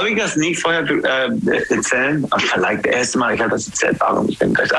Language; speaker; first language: German; non-native, learner; English